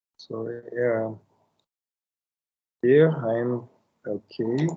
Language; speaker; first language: English; non-native, learner; French